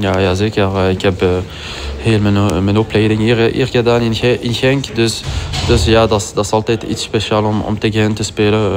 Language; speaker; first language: Dutch; non-native, local second language; French